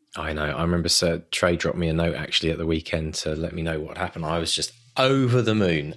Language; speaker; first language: English; native; English